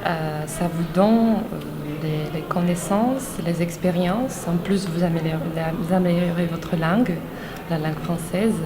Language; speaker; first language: French; non-native, fluent; Slovak